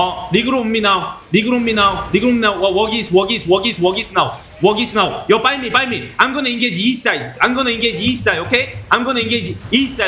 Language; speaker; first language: English; non-native, learner; Korean